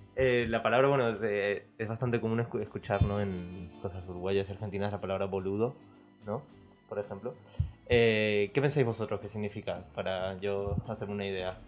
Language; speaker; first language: Spanish; native; Spanish